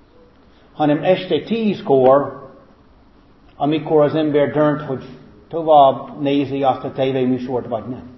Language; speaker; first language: Hungarian; non-native, fluent; English